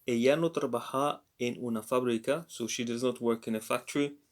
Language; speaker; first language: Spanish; non-native, learner; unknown